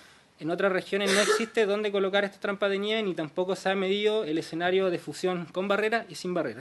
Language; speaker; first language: Spanish; native; Spanish